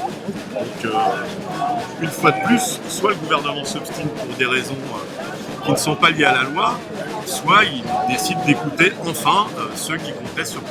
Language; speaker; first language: French; native; French